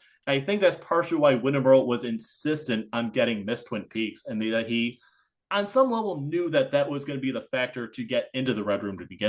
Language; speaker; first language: English; native; English